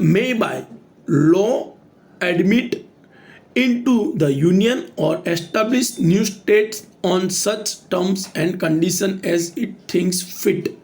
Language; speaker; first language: English; non-native, local second language; Gujarati